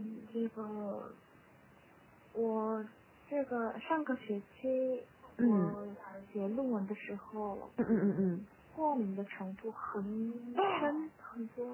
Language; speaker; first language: Chinese; non-native, learner; Korean